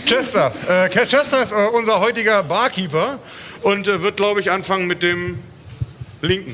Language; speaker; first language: German; native; German